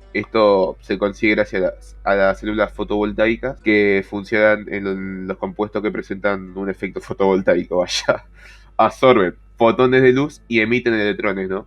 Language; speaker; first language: Spanish; native; Spanish